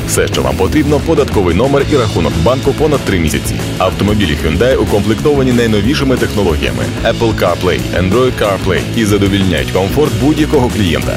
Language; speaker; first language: Ukrainian; native; Ukrainian